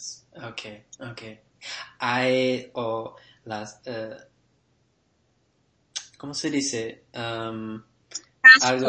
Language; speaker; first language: Spanish; non-native, learner; English